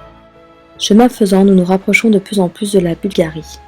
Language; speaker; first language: French; native; French